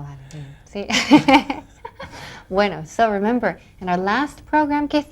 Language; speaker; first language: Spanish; non-native, fluent; English